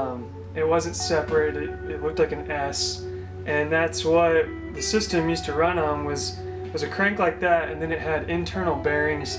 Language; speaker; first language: English; native; English